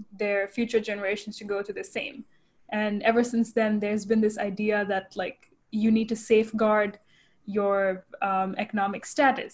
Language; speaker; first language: English; native; English